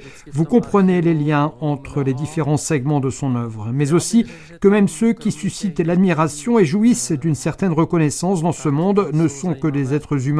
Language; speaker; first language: French; native; French